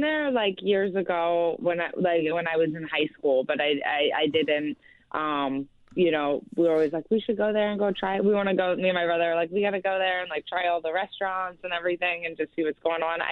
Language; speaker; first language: English; native; English